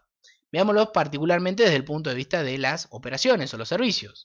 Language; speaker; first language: Spanish; native; Spanish